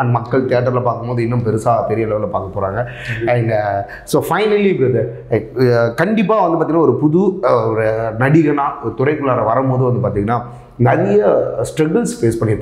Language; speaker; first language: Tamil; native; Tamil